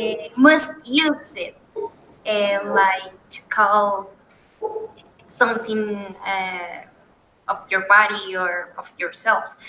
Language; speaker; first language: English; non-native, learner; Spanish